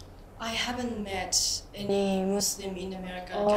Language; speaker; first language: English; non-native, learner; Japanese